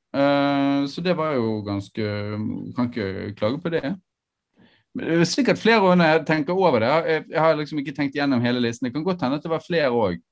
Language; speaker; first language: Norwegian; native; Norwegian